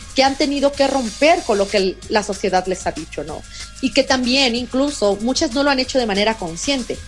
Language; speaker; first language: Spanish; native; Spanish